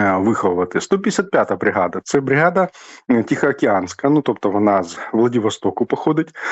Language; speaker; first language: Ukrainian; native; Ukrainian